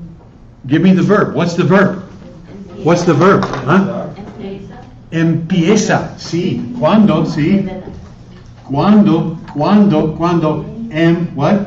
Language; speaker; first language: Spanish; non-native, fluent; English